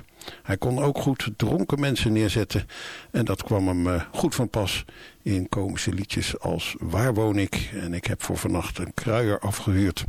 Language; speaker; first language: Dutch; native; Dutch